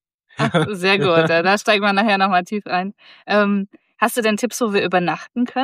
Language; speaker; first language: German; native; German